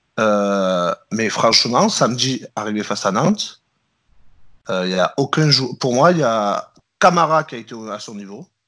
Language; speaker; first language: French; native; French